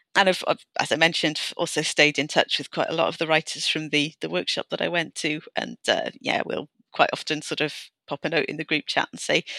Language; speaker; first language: English; native; English